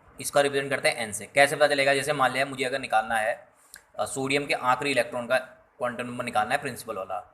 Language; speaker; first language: Hindi; native; Hindi